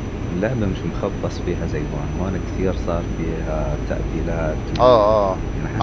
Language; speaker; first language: Arabic; native; Arabic